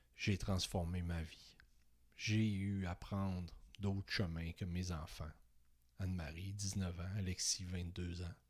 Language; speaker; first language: French; native; French